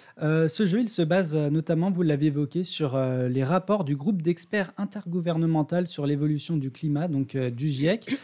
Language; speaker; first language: French; native; French